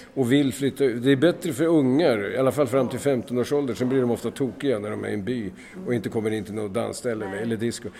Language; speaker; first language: Swedish; native; Swedish